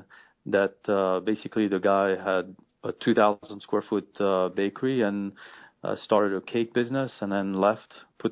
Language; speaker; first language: English; non-native, fluent; French